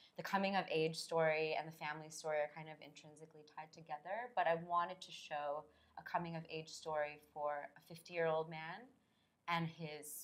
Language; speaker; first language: English; native; English